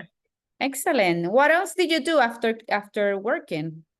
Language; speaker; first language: English; non-native, fluent; Spanish